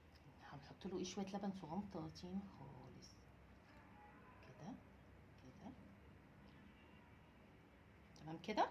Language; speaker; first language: Arabic; native; Arabic